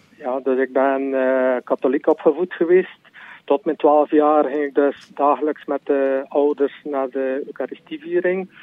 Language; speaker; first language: Dutch; native; Dutch